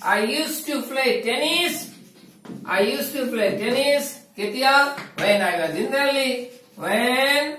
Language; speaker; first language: English; non-native, local second language; Assamese